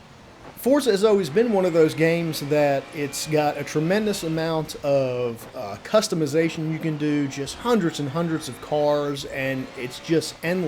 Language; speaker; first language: English; native; English